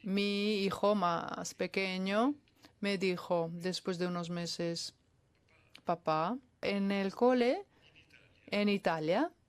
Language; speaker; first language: Spanish; non-native, fluent; Italian